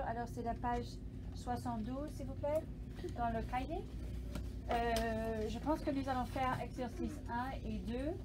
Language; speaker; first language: French; non-native, learner; English